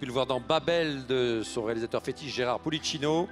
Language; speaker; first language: French; native; French